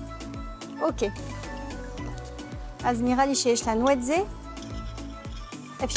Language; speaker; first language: Hebrew; non-native, fluent; French